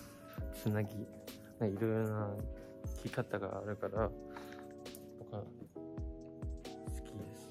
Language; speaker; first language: Japanese; non-native, fluent; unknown